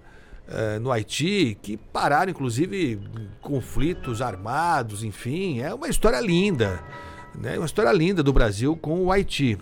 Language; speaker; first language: Portuguese; native; Portuguese